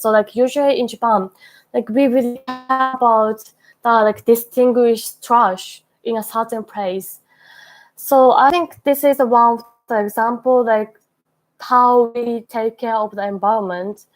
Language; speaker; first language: English; non-native, learner; Japanese